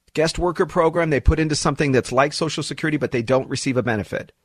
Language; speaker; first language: English; early bilingual, other home language; Arabic